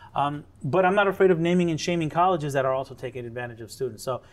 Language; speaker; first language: English; native; English